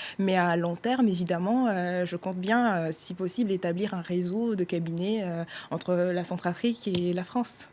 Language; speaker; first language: French; non-native, local second language; Sango